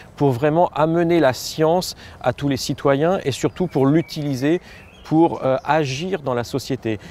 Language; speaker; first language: French; native; French